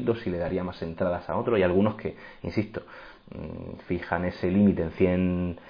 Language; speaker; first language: Spanish; native; Spanish